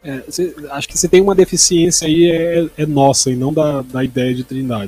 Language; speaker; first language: Portuguese; native; Portuguese